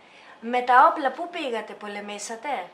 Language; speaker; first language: Greek; native; Greek